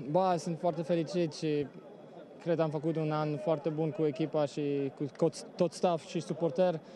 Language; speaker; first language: Romanian; non-native, learner; Polish